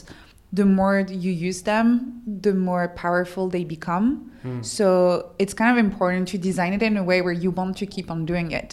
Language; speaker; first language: English; non-native, fluent; French